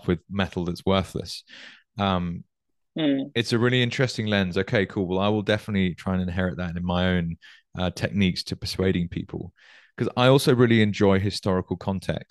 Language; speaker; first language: English; native; English